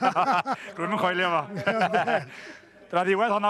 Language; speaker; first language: Welsh; native; Welsh